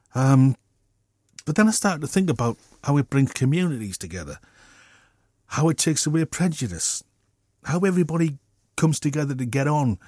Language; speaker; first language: English; native; English